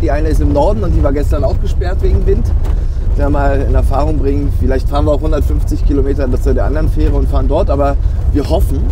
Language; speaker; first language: German; native; German